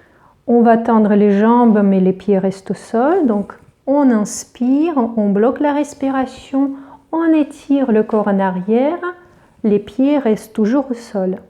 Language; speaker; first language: French; native; French